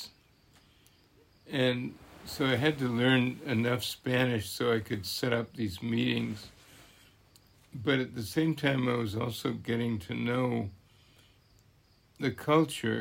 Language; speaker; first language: English; native; English